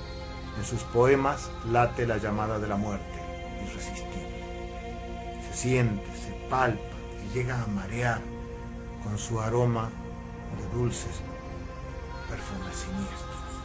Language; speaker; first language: Spanish; native; Spanish